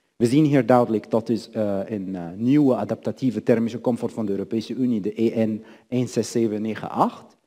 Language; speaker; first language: Dutch; non-native, fluent; Arabic